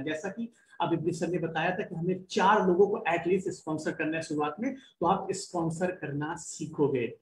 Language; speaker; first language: Hindi; native; Hindi